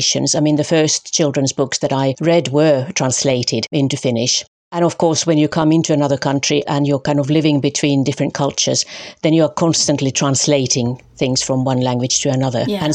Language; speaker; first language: English; non-native, fluent; Finnish